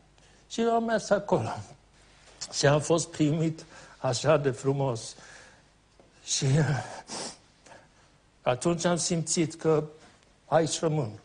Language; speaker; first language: Romanian; non-native, fluent; Swedish